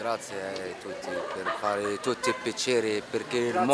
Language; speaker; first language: Italian; non-native, learner; Arabic